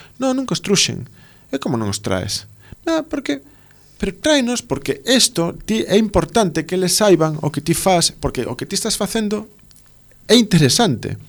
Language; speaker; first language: Galician; non-native, local second language; Spanish